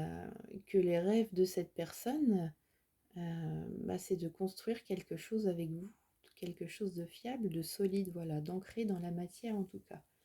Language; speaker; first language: French; native; French